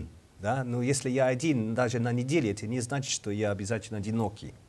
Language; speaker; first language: Russian; non-native, learner; English